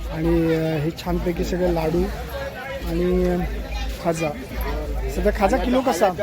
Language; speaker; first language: Marathi; native; Marathi